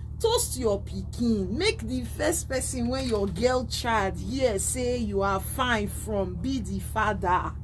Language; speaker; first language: Nigerian Pidgin; non-native, local second language; Yoruba